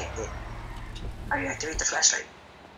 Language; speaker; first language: English; native; English